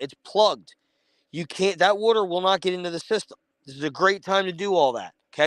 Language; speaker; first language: English; native; English